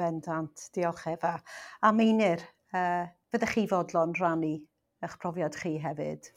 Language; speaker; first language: Welsh; non-native, local second language; English